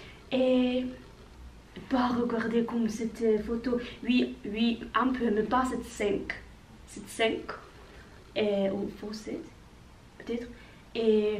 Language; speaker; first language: French; non-native, learner; Norwegian